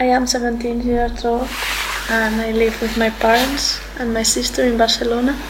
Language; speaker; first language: English; non-native, learner; Spanish